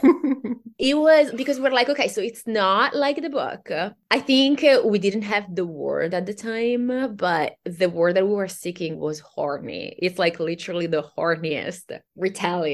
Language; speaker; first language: English; non-native, fluent; Italian